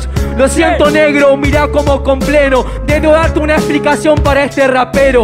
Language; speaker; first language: Spanish; native; Spanish